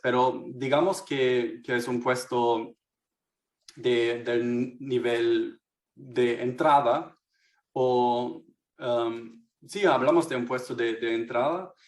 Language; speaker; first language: Spanish; non-native, fluent; German